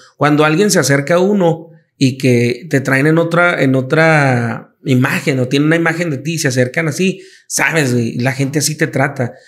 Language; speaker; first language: Spanish; native; Spanish